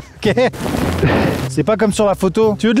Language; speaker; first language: French; native; French